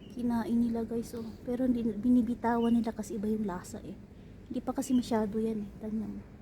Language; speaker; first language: Filipino; non-native, local second language; Chavacano